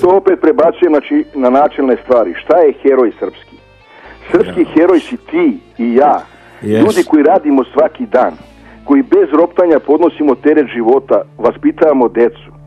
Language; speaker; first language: Serbian; native; Serbian